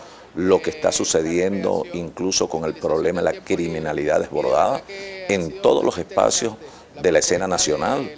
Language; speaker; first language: Spanish; native; Spanish